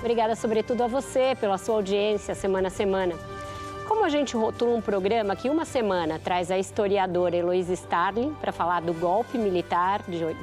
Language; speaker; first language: Portuguese; native; Portuguese